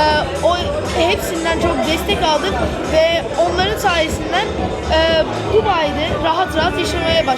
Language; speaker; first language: Turkish; early bilingual, heritage; Turkish